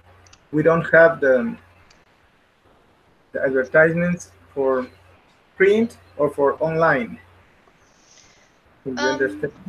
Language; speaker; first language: English; non-native, learner; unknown